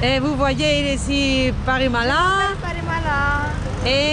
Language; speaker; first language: French; non-native, fluent; Spanish